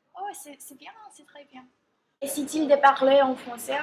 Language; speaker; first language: French; non-native, learner; English